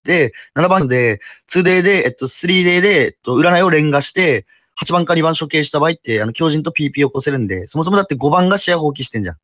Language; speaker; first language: Japanese; native; Japanese